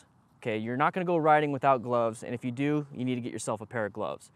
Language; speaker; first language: English; native; English